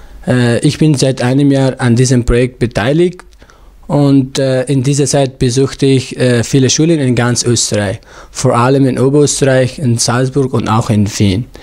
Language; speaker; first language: German; non-native, fluent; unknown